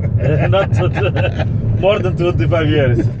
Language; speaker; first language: English; non-native, learner; Somali